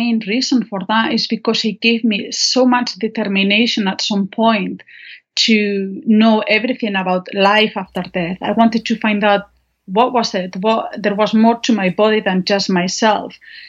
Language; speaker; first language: English; non-native, fluent; Spanish